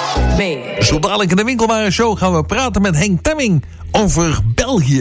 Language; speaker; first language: Dutch; native; Dutch